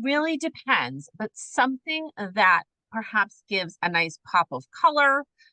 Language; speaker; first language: English; native; English